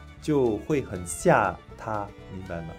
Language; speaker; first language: Chinese; non-native, learner; French